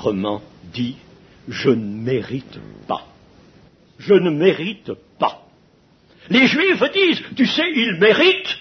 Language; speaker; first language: French; native; French